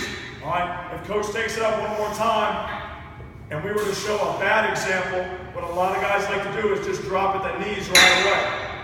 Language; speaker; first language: English; native; English